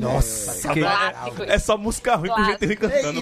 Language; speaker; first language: Portuguese; native; Portuguese